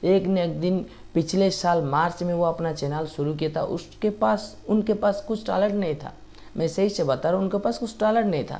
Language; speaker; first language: Hindi; non-native, local second language; Odia